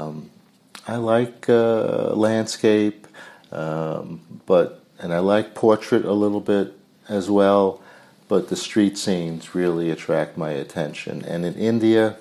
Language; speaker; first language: English; native; English